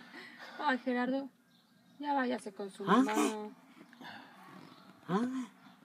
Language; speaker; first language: Spanish; native; Spanish